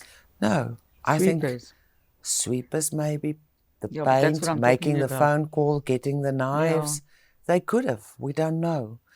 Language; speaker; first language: English; non-native, local second language; Afrikaans